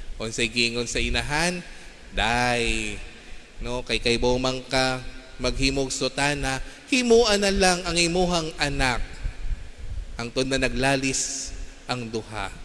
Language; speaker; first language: Cebuano; non-native, local second language; Filipino